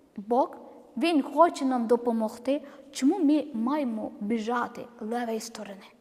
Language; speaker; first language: Ukrainian; non-native, learner; Malayalam